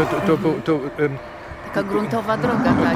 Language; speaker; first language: Polish; native; Polish